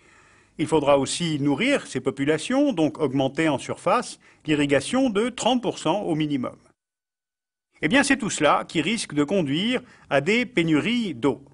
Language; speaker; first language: French; native; French